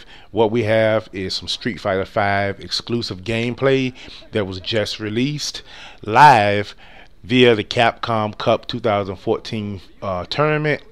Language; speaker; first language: English; native; English